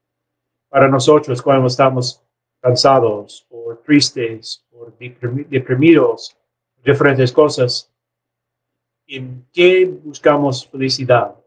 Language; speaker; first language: Spanish; non-native, learner; English